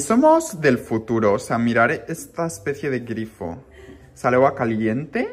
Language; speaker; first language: Spanish; native; Spanish